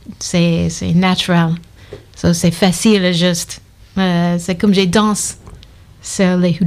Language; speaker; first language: French; non-native, learner; English